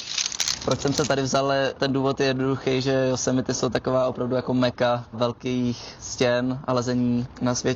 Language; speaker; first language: Czech; native; Czech